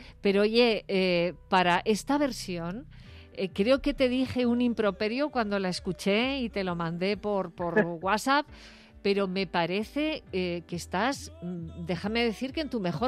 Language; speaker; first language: Spanish; native; Spanish